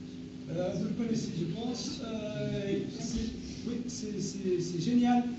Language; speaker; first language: French; non-native, local second language; Arabic